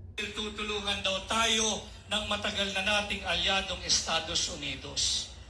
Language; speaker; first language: Filipino; native; Filipino